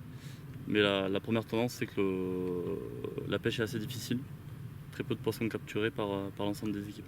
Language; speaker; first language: French; native; French